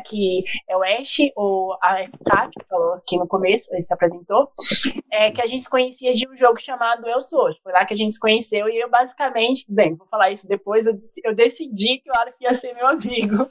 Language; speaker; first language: Portuguese; native; Portuguese